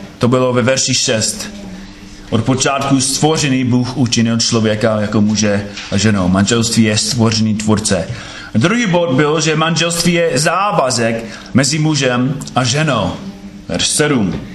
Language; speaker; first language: Czech; non-native, fluent; English